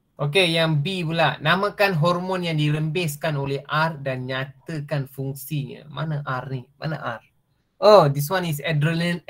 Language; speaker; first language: Malay; non-native, local second language; Tamil